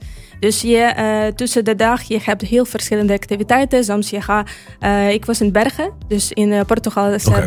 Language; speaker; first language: Dutch; non-native, fluent; Ukrainian